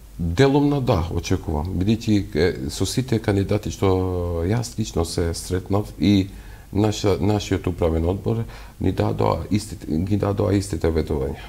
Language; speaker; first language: Macedonian; non-native, local second language; Albanian